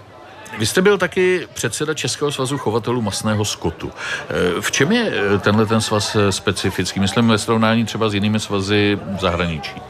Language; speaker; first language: Czech; native; Czech